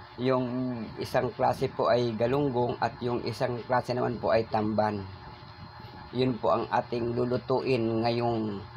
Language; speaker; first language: Filipino; non-native, local second language; Bikol